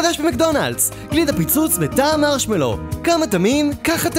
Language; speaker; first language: Hebrew; native; Hebrew